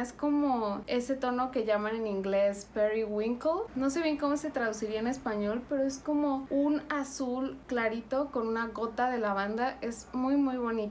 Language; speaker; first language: Spanish; native; Spanish